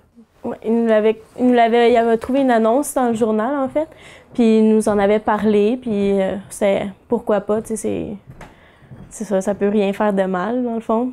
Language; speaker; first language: French; native; French